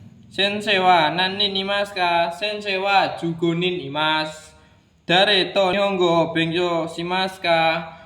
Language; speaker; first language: Japanese; non-native, learner; Indonesian